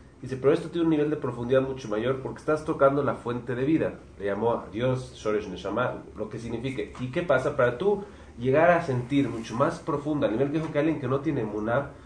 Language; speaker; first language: Spanish; native; Spanish